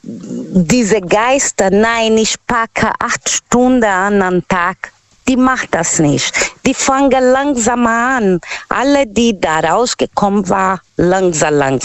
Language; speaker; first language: German; non-native, learner; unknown